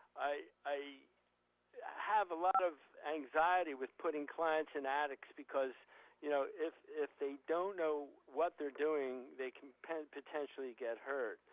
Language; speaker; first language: English; native; English